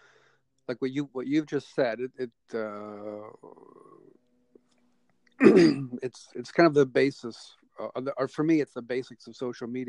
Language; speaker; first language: English; native; English